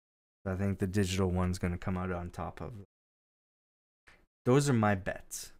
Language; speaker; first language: English; native; English